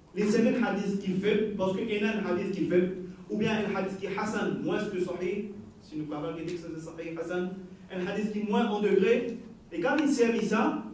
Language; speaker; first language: French; non-native, local second language; Haitian Creole